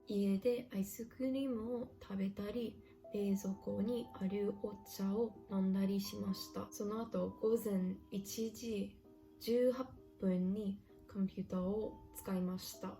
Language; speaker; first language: Japanese; non-native, learner; English